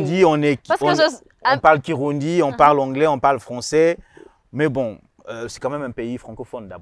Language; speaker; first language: French; non-native, local second language; Rundi